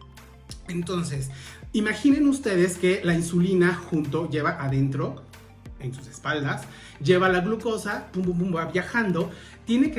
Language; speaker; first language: Spanish; native; Spanish